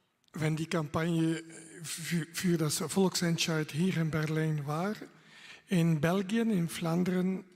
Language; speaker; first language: German; non-native, learner; Dutch